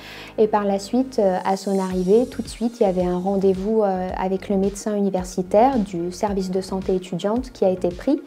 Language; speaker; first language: French; native; French